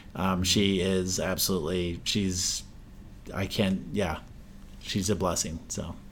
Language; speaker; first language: English; native; English